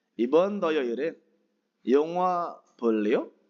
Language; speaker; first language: Korean; non-native, fluent; Indonesian